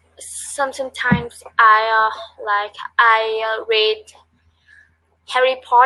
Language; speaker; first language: English; non-native, learner; Vietnamese